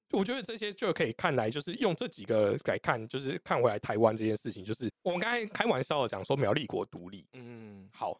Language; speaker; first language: Chinese; native; Chinese